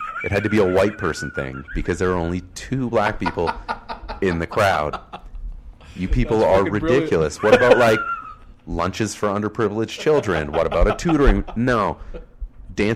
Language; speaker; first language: English; native; English